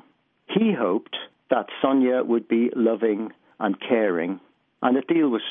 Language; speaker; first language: English; native; English